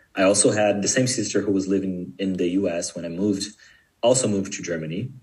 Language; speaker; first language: English; non-native, fluent; Portuguese